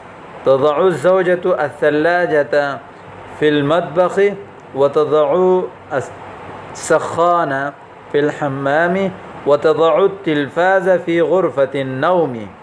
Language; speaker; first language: Arabic; non-native, fluent; Urdu